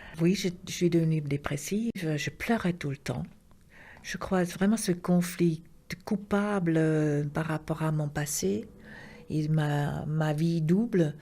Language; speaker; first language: French; non-native, local second language; Swiss German